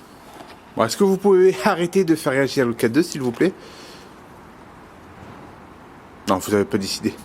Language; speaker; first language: French; native; French